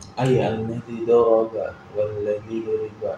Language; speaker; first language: Arabic; non-native, learner; Indonesian